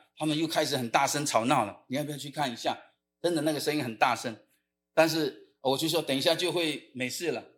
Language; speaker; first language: Chinese; non-native, local second language; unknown